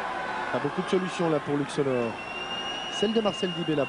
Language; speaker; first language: French; native; French